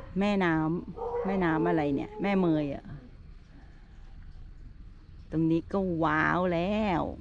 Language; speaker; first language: Thai; native; Thai